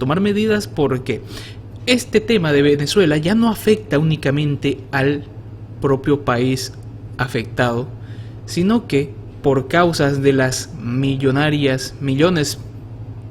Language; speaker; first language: Spanish; native; Spanish